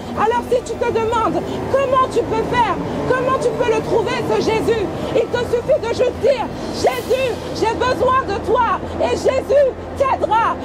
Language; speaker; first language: French; native; French